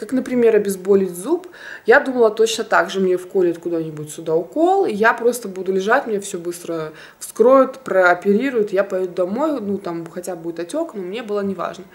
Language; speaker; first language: Russian; native; Russian